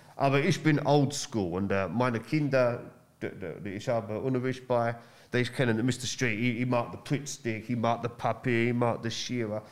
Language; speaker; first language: German; non-native, learner; English